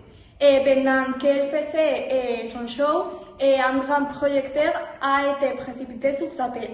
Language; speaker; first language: French; non-native, learner; Spanish